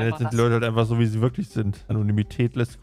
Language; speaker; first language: German; native; German